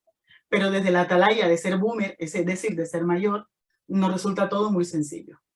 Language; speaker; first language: Spanish; native; Spanish